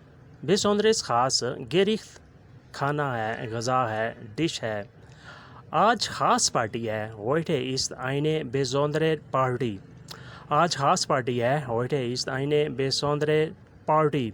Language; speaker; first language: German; non-native, learner; Urdu